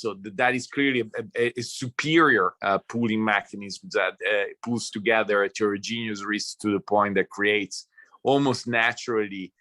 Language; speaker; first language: English; non-native, fluent; Italian